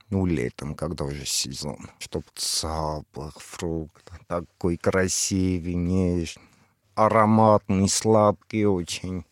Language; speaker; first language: Russian; non-native, fluent; Armenian